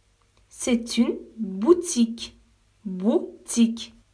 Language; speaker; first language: French; non-native, fluent; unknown